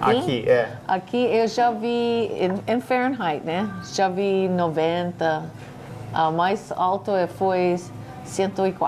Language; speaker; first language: Portuguese; non-native, learner; English